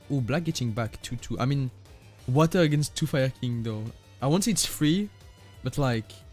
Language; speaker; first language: English; non-native, fluent; French